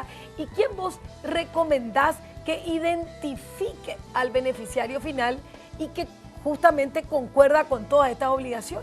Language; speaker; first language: Spanish; native; Spanish